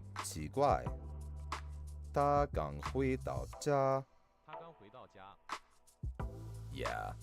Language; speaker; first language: Chinese; non-native, learner; English